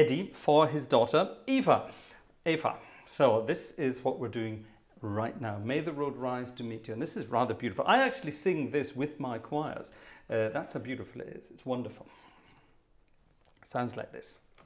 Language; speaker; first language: English; native; English